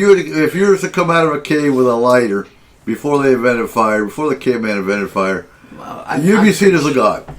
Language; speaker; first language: English; native; English